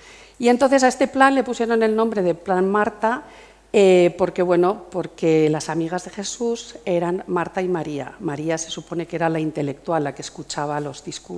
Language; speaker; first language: Spanish; native; Spanish